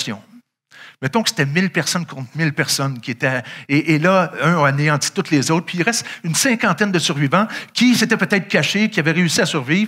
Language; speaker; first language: French; native; French